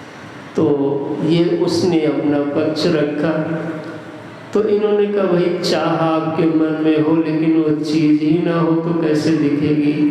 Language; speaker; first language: Hindi; native; Hindi